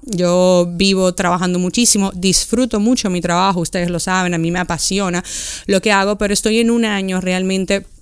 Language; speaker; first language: Spanish; native; Spanish